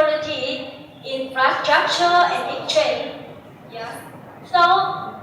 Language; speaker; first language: English; non-native, learner; Vietnamese